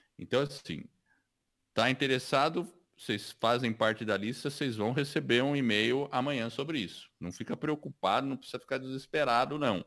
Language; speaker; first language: Portuguese; early bilingual, other home language; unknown